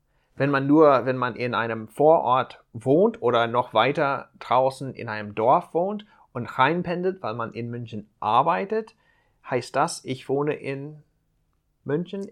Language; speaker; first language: German; non-native, fluent; English